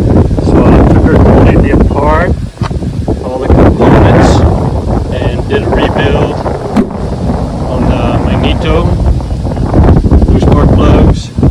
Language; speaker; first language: English; native; English